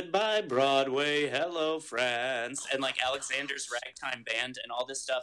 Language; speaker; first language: English; native; English